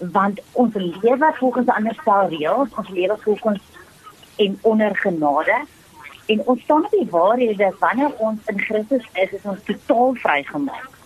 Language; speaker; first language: Afrikaans; native; Afrikaans